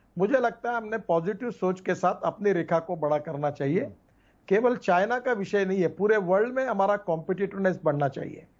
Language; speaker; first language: Hindi; non-native, local second language; Marathi